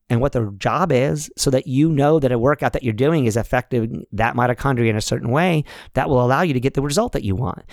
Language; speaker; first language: English; native; English